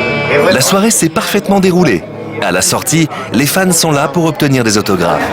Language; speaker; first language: French; native; French